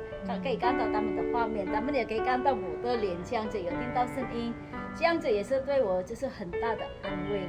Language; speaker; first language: Chinese; non-native, fluent; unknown